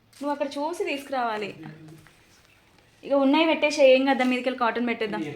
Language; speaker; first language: Telugu; native; Telugu